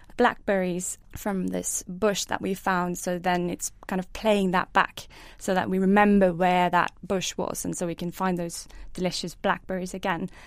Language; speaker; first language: English; non-native, fluent; Norwegian